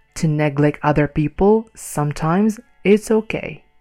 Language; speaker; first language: English; non-native, fluent; Indonesian